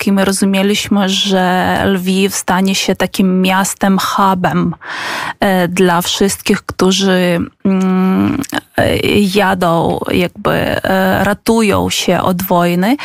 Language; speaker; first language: Polish; non-native, fluent; Ukrainian